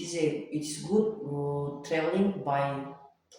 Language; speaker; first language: English; non-native, learner; Tajik